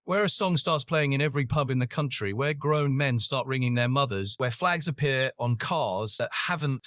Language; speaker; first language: English; native; English